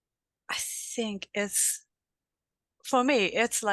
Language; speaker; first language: English; non-native, learner; Japanese